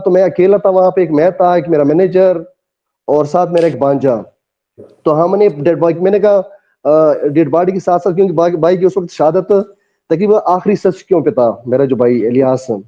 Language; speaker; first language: Urdu; non-native, local second language; Pashto